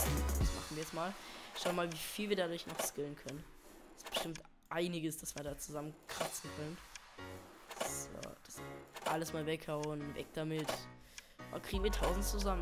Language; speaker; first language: German; native; German